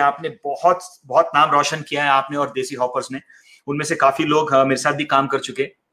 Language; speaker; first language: Hindi; native; Hindi